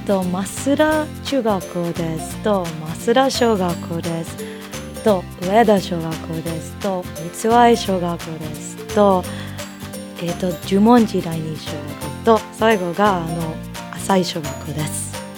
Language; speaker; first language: Japanese; non-native, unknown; English